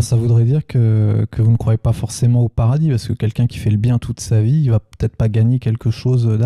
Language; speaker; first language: French; native; French